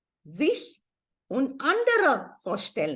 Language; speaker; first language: German; non-native, fluent; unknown